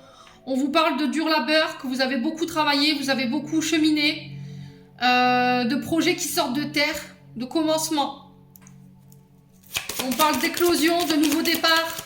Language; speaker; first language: French; native; French